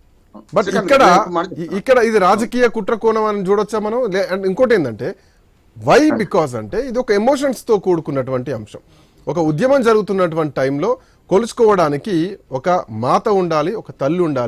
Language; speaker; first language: Telugu; native; Telugu